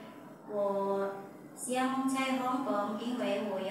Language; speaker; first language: Chinese; non-native, learner; Indonesian